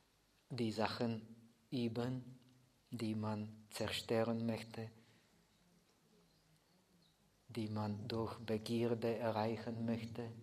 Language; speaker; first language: German; non-native, fluent; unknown